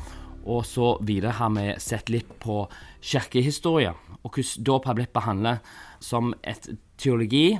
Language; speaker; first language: Norwegian; non-native, fluent; English